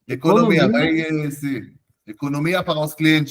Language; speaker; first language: Portuguese; non-native, fluent; Hebrew